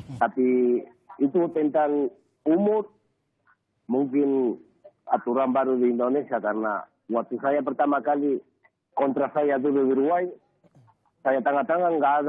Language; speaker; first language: Indonesian; non-native, learner; Spanish